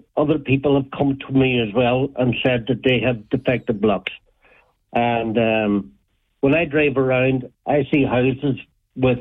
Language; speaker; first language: English; native; English